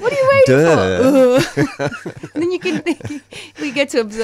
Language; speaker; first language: English; native; English